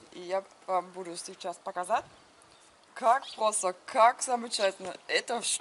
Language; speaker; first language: Russian; non-native, learner; German